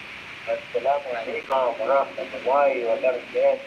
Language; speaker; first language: Arabic; non-native, learner; English